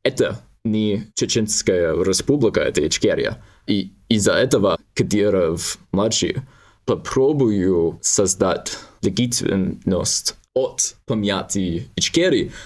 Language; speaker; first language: Russian; non-native, learner; English